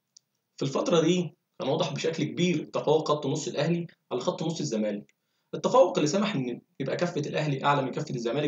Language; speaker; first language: Arabic; native; Arabic